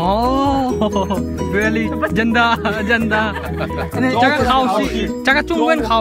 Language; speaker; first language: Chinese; non-native, learner; Arabic